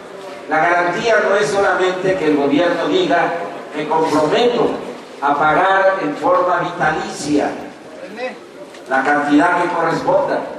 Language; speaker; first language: Spanish; native; Spanish